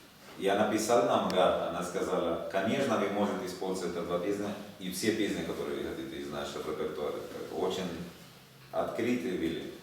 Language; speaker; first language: Russian; non-native, learner; Spanish